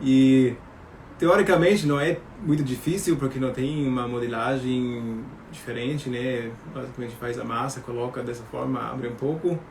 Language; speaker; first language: Portuguese; non-native, fluent; German